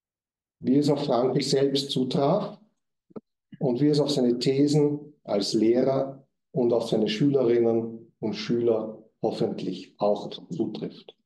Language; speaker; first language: German; native; German